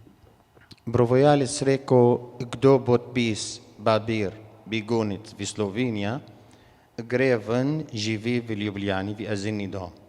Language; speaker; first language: Slovenian; non-native, learner; Arabic